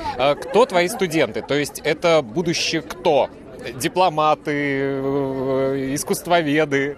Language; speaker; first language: Russian; native; Russian